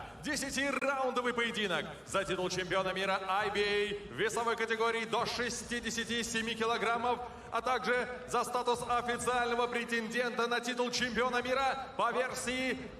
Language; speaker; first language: Russian; native; Russian